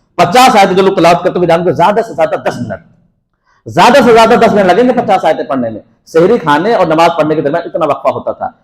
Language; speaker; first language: Urdu; native; Urdu